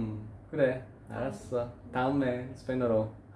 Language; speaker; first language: Korean; non-native, learner; Spanish